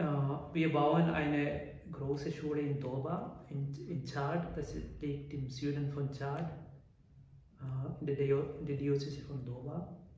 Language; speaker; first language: German; non-native, fluent; Malayalam